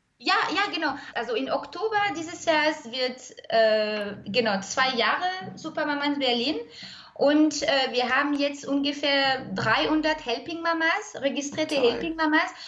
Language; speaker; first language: German; non-native, fluent; French